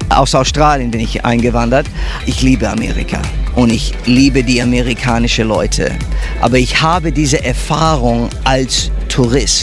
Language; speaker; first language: German; non-native, fluent; English